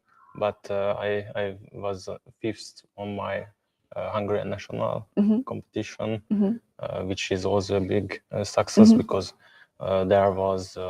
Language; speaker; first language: English; non-native, learner; Hungarian